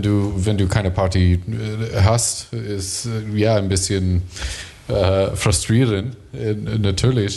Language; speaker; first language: German; non-native, learner; English